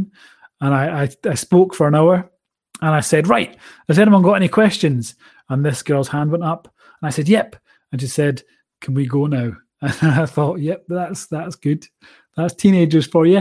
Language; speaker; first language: English; native; English